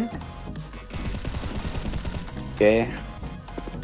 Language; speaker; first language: German; native; German